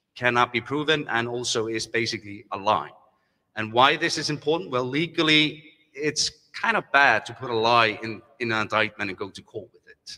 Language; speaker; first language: English; non-native, fluent; German